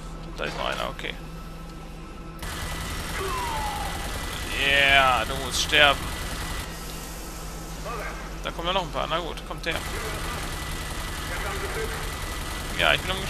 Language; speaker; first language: German; native; German